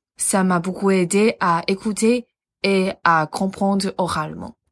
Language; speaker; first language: French; non-native, learner; Chinese